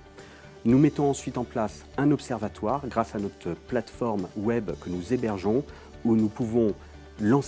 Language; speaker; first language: French; native; French